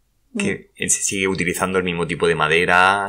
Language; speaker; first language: Spanish; native; Spanish